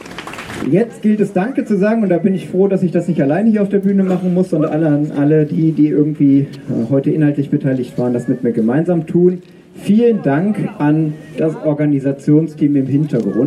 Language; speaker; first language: German; native; German